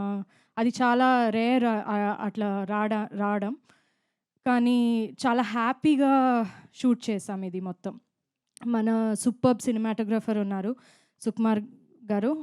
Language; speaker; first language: Telugu; non-native, fluent; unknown